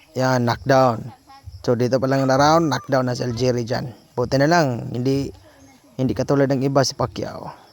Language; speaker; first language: Filipino; non-native, local second language; Cebuano